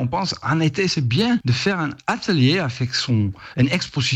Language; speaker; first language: French; non-native, fluent; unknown